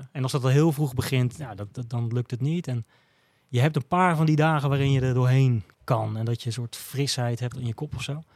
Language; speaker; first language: Dutch; native; Dutch